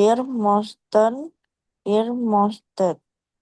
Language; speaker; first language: German; non-native, learner; Indonesian